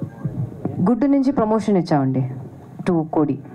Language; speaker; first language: Telugu; non-native, fluent; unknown